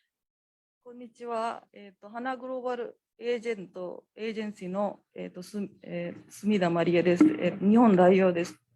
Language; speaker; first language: Japanese; non-native, fluent; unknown